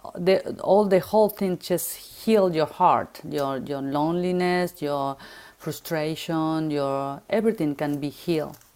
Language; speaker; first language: English; non-native, learner; Spanish